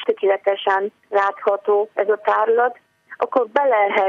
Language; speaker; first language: Hungarian; non-native, fluent; Polish